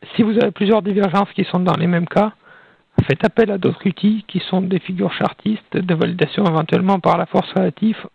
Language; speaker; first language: French; non-native, fluent; Russian